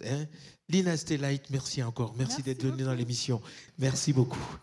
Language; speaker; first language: French; native; French